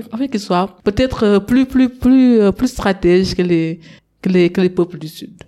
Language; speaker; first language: French; non-native, local second language; Wolof